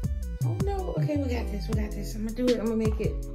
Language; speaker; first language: English; native; English